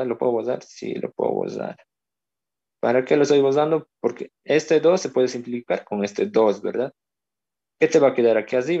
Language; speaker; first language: Spanish; native; Spanish